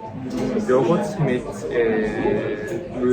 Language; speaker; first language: German; non-native, learner; Korean